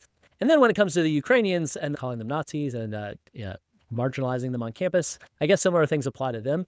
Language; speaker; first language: English; native; English